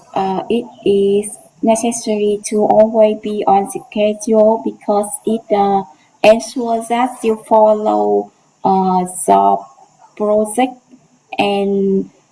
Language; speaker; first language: English; non-native, learner; Vietnamese